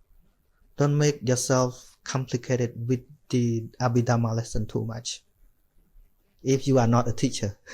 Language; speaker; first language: English; non-native, fluent; Khmer